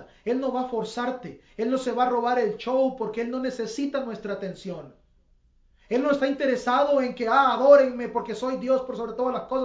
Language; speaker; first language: Spanish; native; Spanish